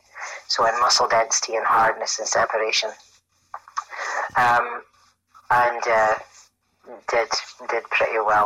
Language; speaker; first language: English; native; English